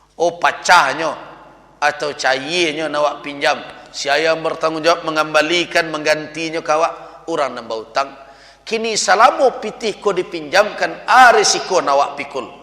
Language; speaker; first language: Malay; non-native, local second language; Minangkabau